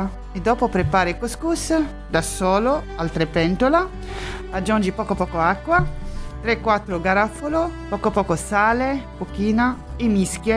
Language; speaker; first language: Italian; non-native, local second language; Arabic